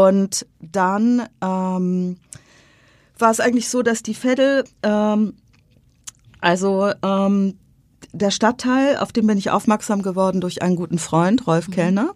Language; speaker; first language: German; native; German